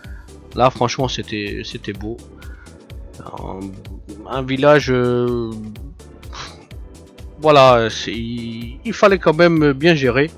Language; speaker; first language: French; native; French